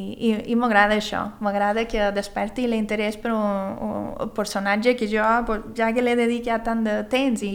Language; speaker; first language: Catalan; early bilingual, other home language; Swedish